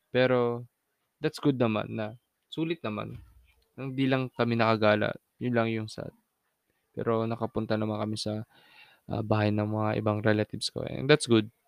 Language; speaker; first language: Filipino; non-native, local second language; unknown